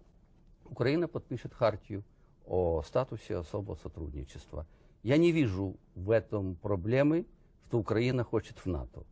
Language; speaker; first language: Russian; non-native, local second language; Ukrainian